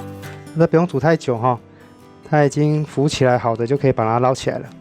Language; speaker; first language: Chinese; native; Chinese